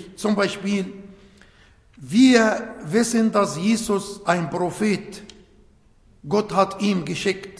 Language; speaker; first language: German; non-native, fluent; Arabic